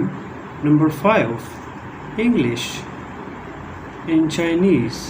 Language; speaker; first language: English; non-native, local second language; Urdu